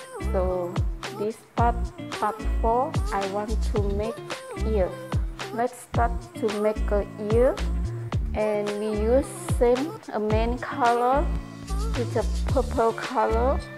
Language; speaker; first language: English; non-native, learner; Indonesian